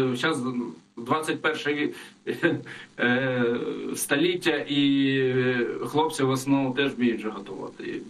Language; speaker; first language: Ukrainian; non-native, local second language; Russian